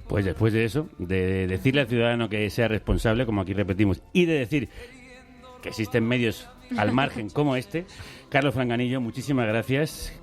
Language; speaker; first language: Spanish; native; Spanish